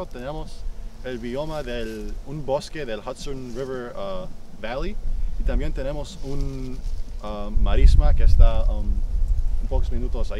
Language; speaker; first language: Spanish; non-native, fluent; English